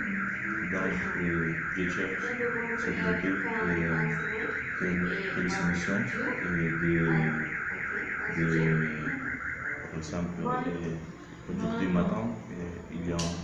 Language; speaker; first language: French; non-native, learner; Spanish